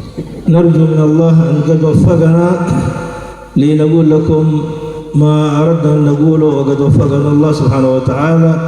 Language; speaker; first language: Arabic; native; Arabic